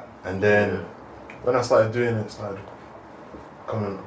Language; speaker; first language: English; native; English